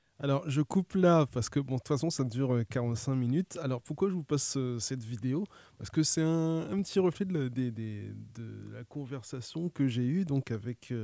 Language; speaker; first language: French; native; French